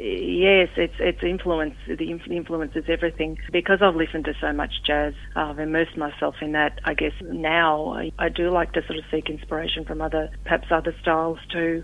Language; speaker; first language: English; early bilingual, other home language; Macedonian